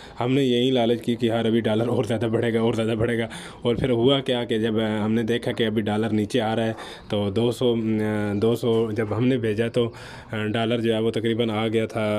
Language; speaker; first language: Urdu; native; Urdu